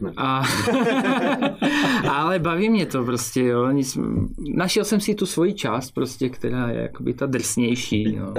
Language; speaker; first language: Czech; native; Czech